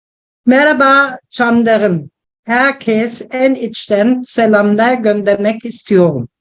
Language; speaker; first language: Turkish; non-native, learner; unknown